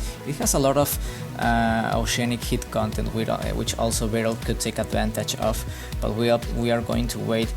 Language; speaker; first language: English; non-native, fluent; Spanish